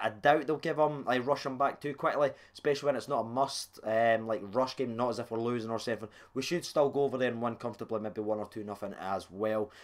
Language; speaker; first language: English; native; English